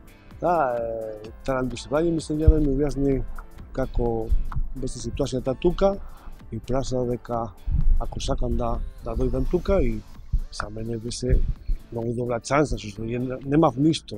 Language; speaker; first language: Macedonian; non-native, learner; Spanish